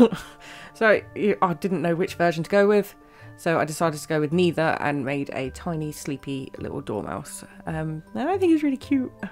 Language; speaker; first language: English; native; English